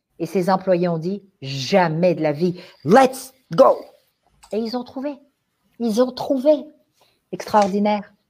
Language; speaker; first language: French; non-native, local second language; Arabic